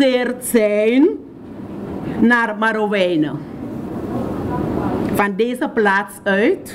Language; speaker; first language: Dutch; non-native, local second language; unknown